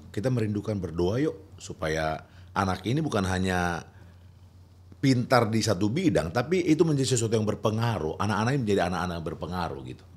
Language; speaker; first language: Indonesian; native; Indonesian